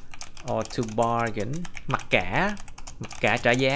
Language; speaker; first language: Vietnamese; native; Vietnamese